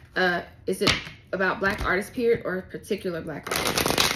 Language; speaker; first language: English; native; English